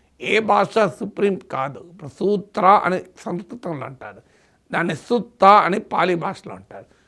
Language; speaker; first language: Telugu; native; Telugu